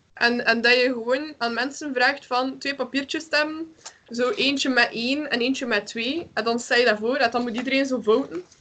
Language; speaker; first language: Dutch; non-native, local second language; French